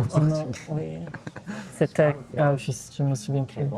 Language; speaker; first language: French; non-native, fluent; Portuguese